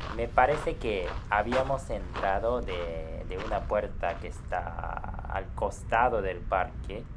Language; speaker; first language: Spanish; non-native, fluent; Japanese